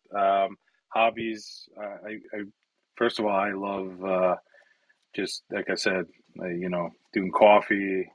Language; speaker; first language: English; early bilingual, other home language; Italian